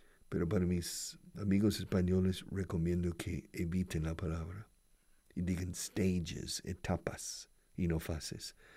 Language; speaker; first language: Spanish; non-native, fluent; English